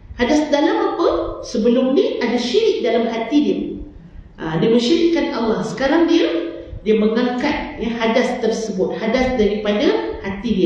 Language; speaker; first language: Malay; native; Malay